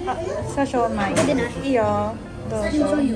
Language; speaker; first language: Japanese; non-native, learner; Filipino